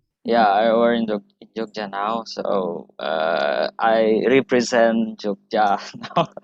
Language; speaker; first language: English; non-native, fluent; Indonesian